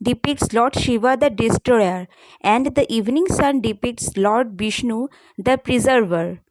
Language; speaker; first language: English; non-native, local second language; Bangla